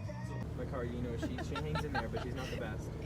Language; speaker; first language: English; native; English